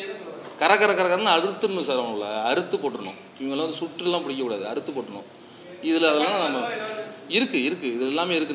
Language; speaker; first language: Tamil; native; Tamil